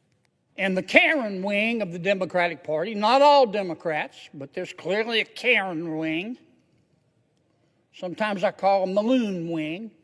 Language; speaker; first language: English; native; English